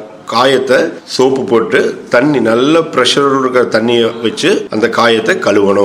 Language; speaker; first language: Tamil; native; Tamil